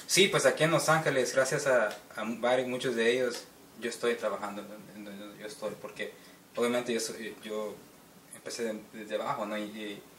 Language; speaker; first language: Spanish; early bilingual, heritage; Spanish